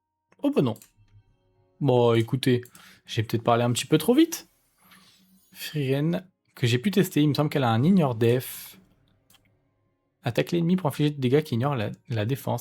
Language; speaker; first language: French; native; French